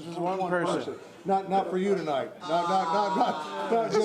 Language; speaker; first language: English; native; English